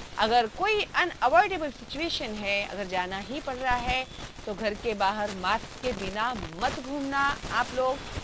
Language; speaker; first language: Hindi; non-native, local second language; Marathi